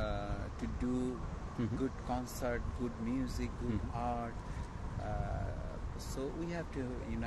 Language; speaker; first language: English; non-native, learner; Bangla